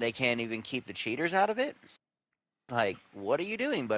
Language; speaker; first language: English; native; English